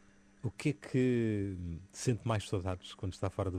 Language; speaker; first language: Portuguese; native; Portuguese